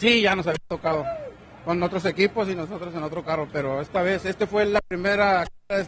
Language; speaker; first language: Spanish; native; Spanish